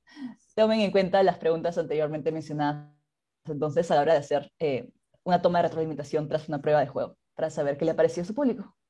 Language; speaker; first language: Spanish; native; Spanish